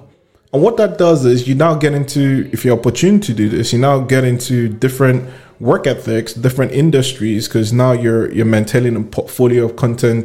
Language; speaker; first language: English; non-native, local second language; Yoruba